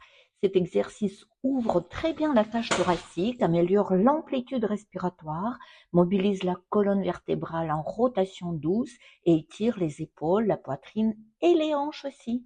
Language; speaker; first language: French; non-native, fluent; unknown